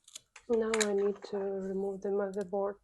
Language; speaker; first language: English; non-native, fluent; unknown